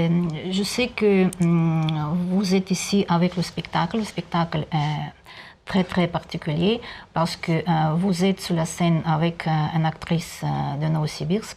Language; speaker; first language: French; non-native, learner; Russian